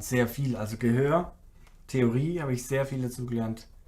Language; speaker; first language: German; native; German